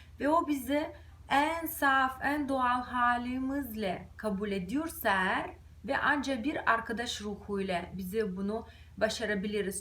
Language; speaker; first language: Turkish; non-native, fluent; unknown